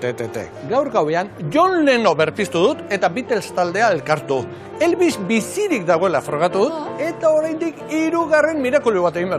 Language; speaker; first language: Basque; native; Basque